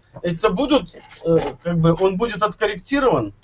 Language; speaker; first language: Russian; native; Russian